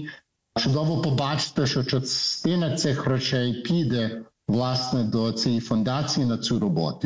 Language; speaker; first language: Ukrainian; early bilingual, heritage; Ukrainian